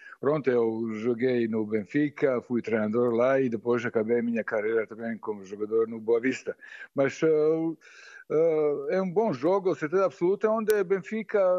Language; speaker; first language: Portuguese; non-native, fluent; Serbian